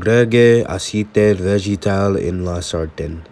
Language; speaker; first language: Spanish; non-native, learner; English